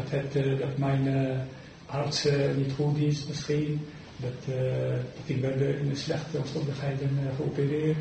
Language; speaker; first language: Dutch; non-native, fluent; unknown